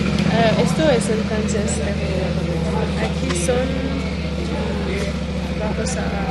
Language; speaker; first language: Spanish; non-native, learner; French